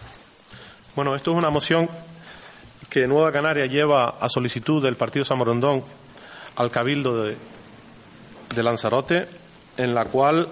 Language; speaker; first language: Spanish; native; Spanish